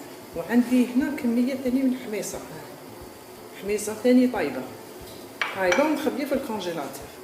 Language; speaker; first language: Arabic; native; Arabic